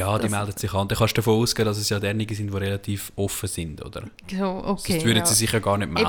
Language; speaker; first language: German; native; German